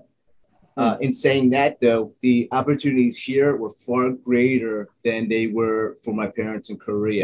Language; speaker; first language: English; native; English